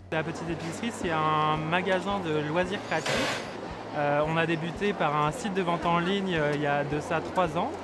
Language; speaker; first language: French; native; French